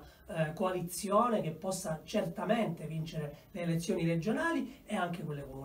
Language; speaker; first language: Italian; native; Italian